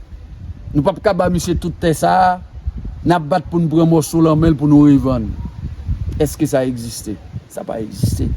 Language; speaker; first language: French; non-native, local second language; Haitian Creole